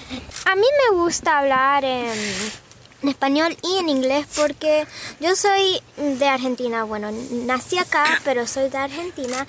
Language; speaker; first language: Spanish; early bilingual, other home language; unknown